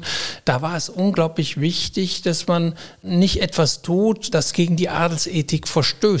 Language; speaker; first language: German; native; German